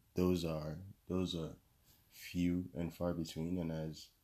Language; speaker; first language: English; non-native, local second language; Yoruba